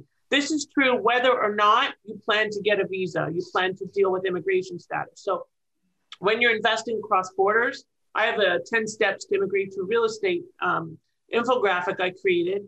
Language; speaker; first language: English; native; English